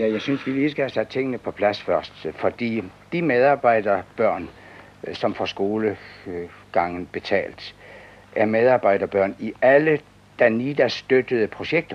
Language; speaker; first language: Danish; native; Danish